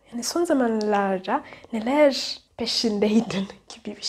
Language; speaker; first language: Turkish; non-native, fluent; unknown